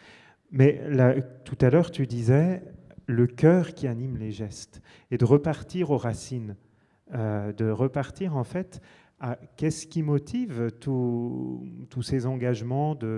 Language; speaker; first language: French; native; French